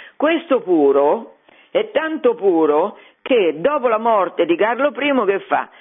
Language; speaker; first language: Italian; native; Italian